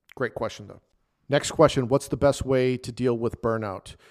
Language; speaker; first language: English; native; English